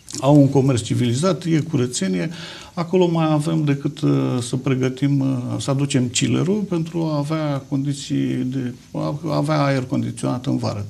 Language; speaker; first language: Romanian; native; Romanian